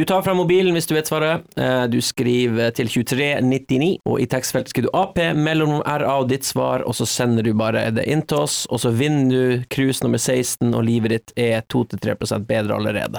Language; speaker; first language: Norwegian; native; Norwegian